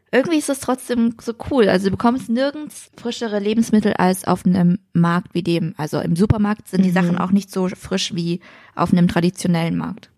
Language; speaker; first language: German; early bilingual, other home language; Vietnamese